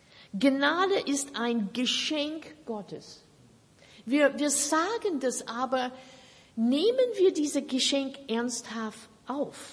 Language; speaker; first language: German; non-native, fluent; English